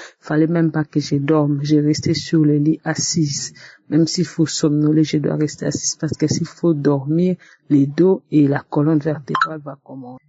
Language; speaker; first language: French; non-native, local second language; Lingala